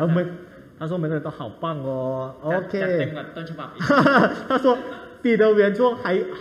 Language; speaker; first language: Chinese; non-native, fluent; Thai